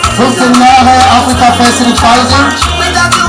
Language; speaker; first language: German; non-native, learner; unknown